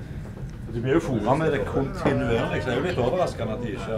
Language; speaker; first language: Norwegian; native; Norwegian